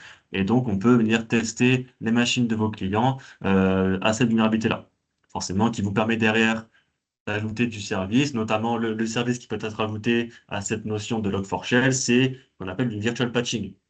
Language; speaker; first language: French; native; French